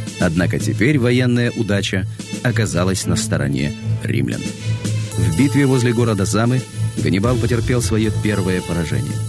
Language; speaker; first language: Russian; native; Russian